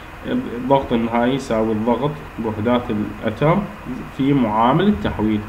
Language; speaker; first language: Arabic; native; Arabic